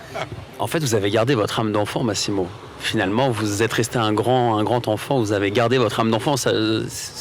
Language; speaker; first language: French; native; French